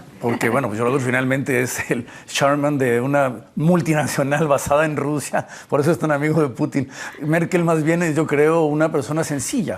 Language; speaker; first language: Spanish; native; Spanish